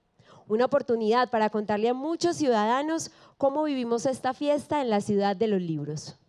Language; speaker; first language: Spanish; native; Spanish